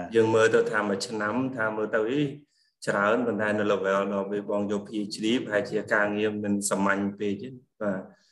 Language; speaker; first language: Khmer; native; Khmer